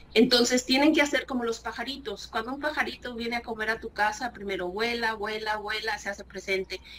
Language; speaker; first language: Spanish; native; Spanish